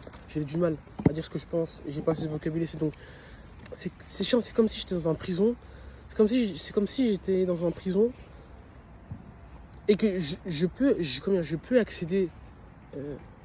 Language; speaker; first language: French; native; French